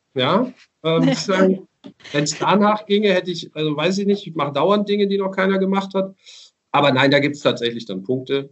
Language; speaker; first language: German; native; German